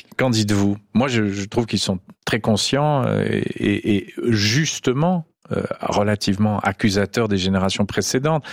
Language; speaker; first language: French; native; French